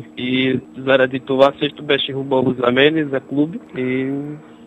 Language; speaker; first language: Bulgarian; non-native, learner; Portuguese